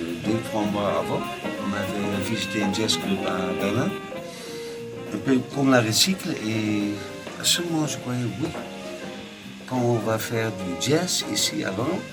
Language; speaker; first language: French; non-native, fluent; Dutch